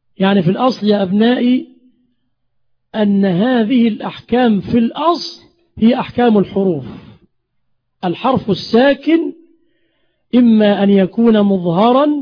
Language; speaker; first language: Arabic; native; Arabic